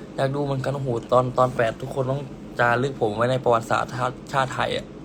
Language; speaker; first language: Thai; native; Thai